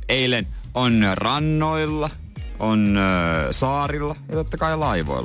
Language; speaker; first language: Finnish; native; Finnish